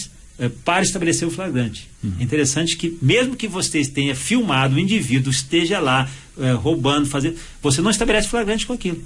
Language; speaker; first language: Portuguese; native; Portuguese